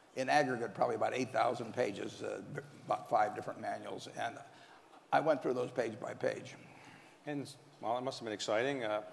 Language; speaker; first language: English; native; English